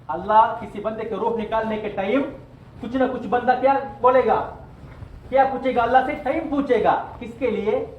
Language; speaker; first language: Urdu; non-native, learner; Tamil